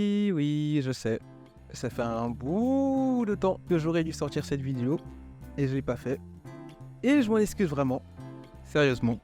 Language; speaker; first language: French; native; French